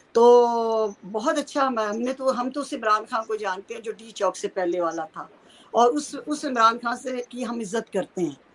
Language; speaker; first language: Urdu; non-native, local second language; Punjabi